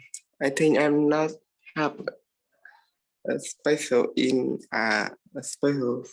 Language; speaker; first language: English; non-native, learner; Vietnamese